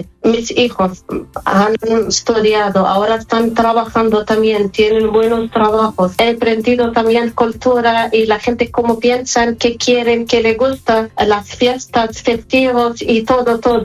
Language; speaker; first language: Spanish; non-native, fluent; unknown